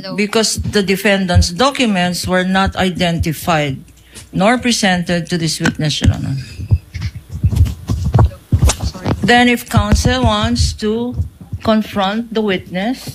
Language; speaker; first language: English; non-native, local second language; Filipino